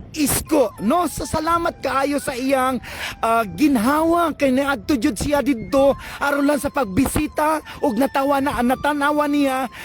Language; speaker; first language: Cebuano; non-native, local second language; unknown